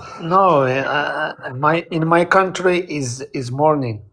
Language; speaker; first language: English; non-native, learner; Arabic